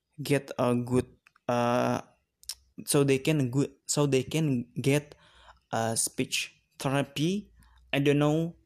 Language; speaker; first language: English; non-native, learner; Indonesian